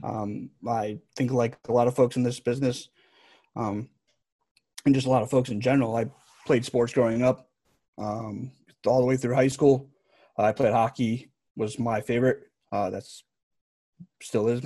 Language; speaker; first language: English; native; English